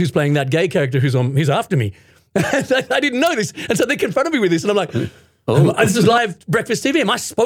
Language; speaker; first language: English; native; English